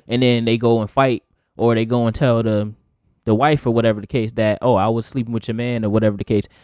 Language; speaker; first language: English; native; English